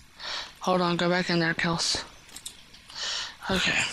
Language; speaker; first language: English; native; English